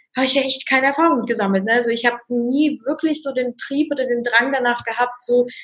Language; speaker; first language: German; early bilingual, other home language; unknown